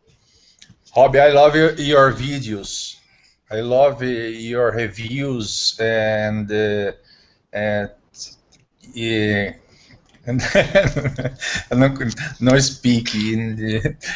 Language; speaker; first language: English; non-native, learner; Portuguese